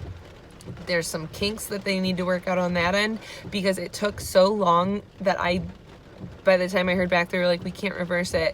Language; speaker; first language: English; native; English